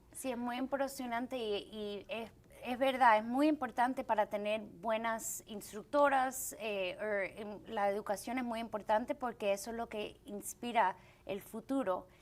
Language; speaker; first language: Spanish; early bilingual, heritage; Spanish